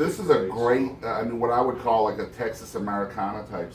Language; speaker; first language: English; native; English